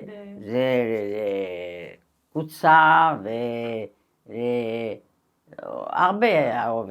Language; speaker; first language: Hebrew; non-native, learner; French